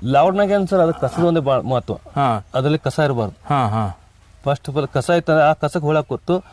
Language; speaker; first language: Kannada; native; Kannada